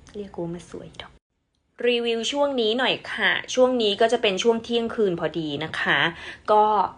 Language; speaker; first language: Thai; non-native, local second language; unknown